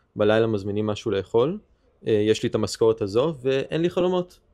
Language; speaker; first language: Hebrew; early bilingual, heritage; Hebrew